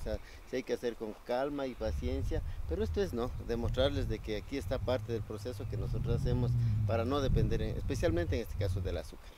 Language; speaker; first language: Spanish; native; Spanish